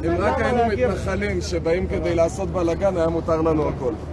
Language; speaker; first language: Hebrew; native; Hebrew